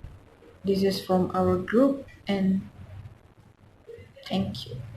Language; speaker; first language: English; non-native, learner; Indonesian